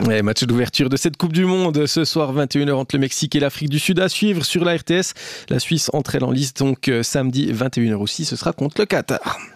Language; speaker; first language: French; native; French